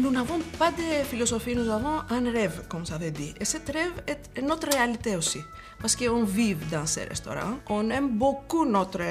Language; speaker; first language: French; non-native, learner; Greek